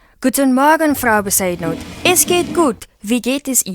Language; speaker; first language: German; non-native, learner; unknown